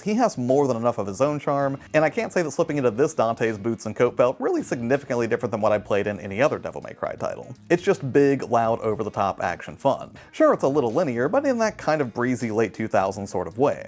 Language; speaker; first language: English; native; English